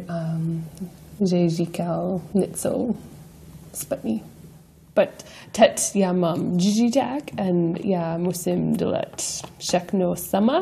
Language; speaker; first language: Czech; non-native, learner; English